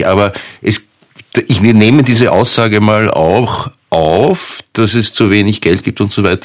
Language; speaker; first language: German; native; German